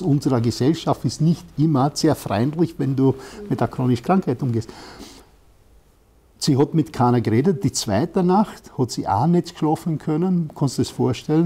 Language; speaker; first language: German; non-native, fluent; English